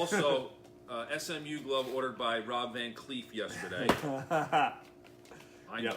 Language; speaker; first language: English; native; English